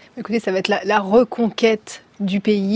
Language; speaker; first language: French; native; French